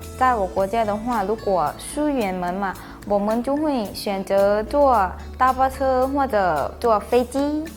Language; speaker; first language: Chinese; non-native, fluent; Lao